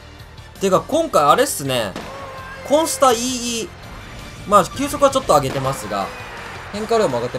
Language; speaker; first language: Japanese; native; Japanese